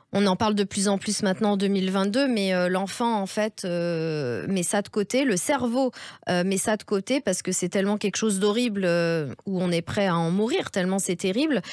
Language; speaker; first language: French; native; French